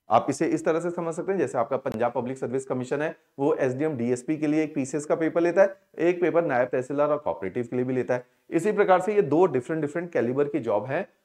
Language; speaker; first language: Hindi; non-native, local second language; Punjabi